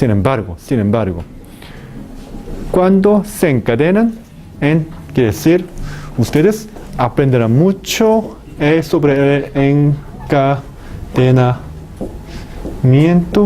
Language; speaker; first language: Spanish; non-native, fluent; Korean